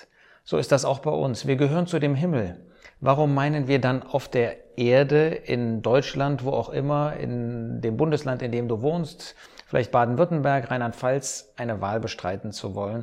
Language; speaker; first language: German; native; German